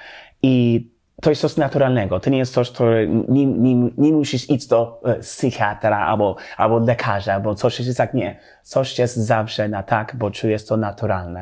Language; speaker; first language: Polish; non-native, learner; English